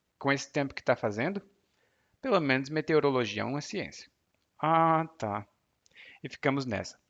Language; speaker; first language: Portuguese; native; Portuguese